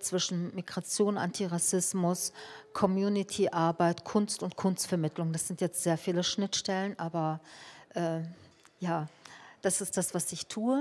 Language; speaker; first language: German; early bilingual, other home language; Turkish